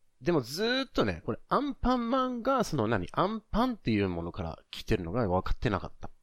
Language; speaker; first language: Japanese; non-native, fluent; English